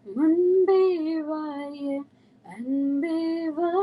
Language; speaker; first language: Tamil; early bilingual, heritage; Tamil